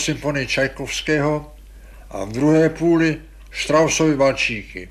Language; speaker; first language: Czech; native; Czech